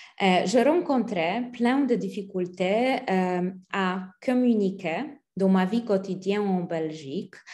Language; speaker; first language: French; non-native, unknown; Polish